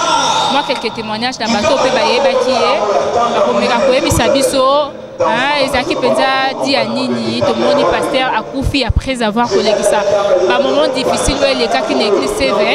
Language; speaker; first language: French; non-native, local second language; Lingala